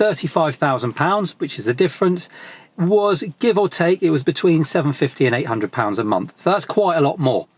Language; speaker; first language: English; native; English